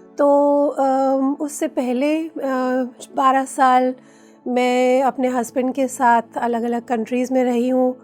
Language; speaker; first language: Hindi; native; Hindi